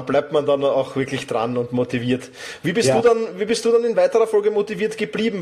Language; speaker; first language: German; native; German